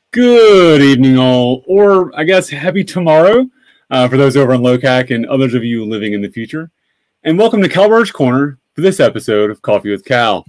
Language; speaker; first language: English; native; English